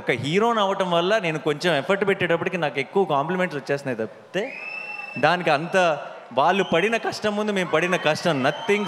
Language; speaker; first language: Telugu; native; Telugu